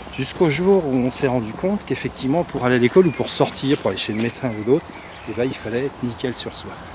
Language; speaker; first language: French; native; French